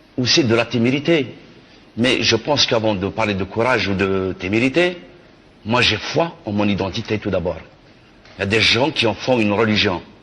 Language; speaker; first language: French; non-native, local second language; Kabyle